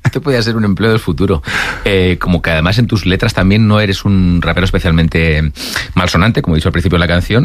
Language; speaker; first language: Spanish; native; Spanish